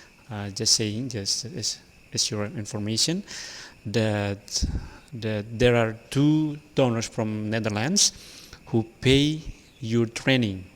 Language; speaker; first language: English; non-native, learner; Indonesian